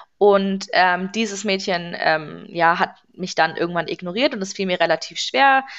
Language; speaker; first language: German; early bilingual, other home language; Persian